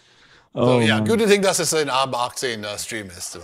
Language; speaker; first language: German; non-native, learner; English